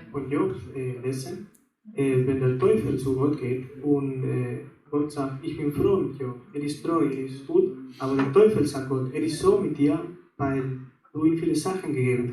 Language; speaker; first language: German; non-native, fluent; Spanish